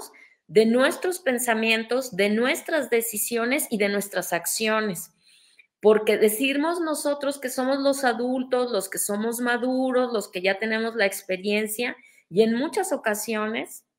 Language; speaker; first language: Spanish; native; Spanish